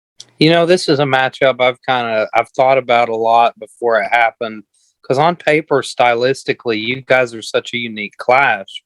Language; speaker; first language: English; native; English